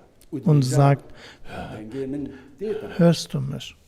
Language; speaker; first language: German; non-native, fluent; Kurdish